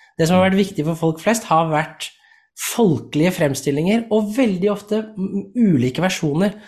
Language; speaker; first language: Norwegian; native; Norwegian